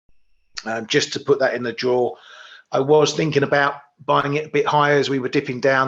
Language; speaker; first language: English; native; English